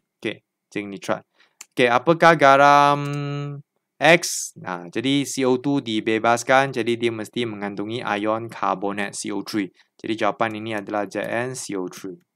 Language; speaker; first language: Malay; non-native, local second language; Chinese